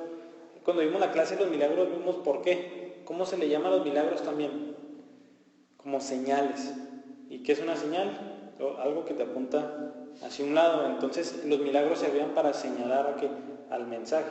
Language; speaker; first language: Spanish; native; Spanish